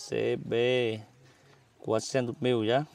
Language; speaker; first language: Portuguese; non-native, learner; Vietnamese